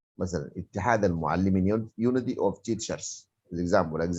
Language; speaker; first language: Arabic; native; Arabic